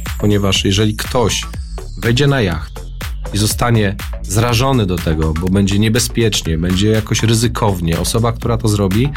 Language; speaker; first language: Polish; native; Polish